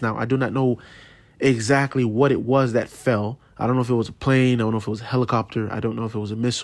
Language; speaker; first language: English; native; English